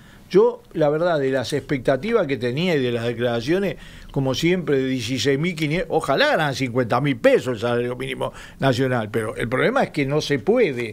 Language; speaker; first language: Spanish; native; Spanish